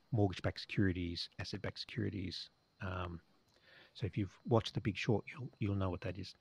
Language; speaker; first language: English; native; English